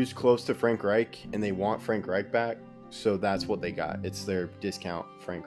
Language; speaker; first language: English; native; English